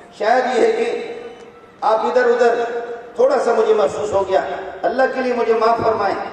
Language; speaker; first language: Urdu; non-native, local second language; Brahui